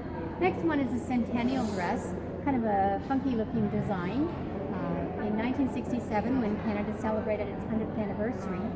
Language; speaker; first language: English; native; English